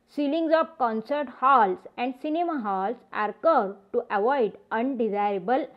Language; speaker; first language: English; non-native, local second language; Marathi